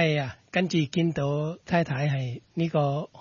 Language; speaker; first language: Cantonese; non-native, fluent; Thai